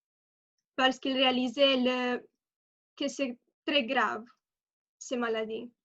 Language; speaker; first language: French; non-native, learner; Romanian